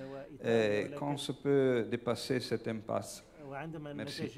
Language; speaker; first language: French; non-native, fluent; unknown